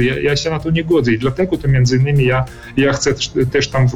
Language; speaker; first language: Polish; early bilingual, heritage; Polish